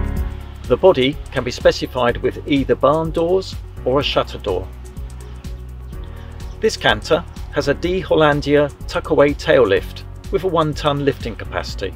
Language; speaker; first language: English; native; English